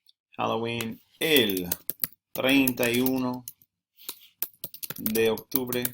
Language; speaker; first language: Spanish; non-native, fluent; English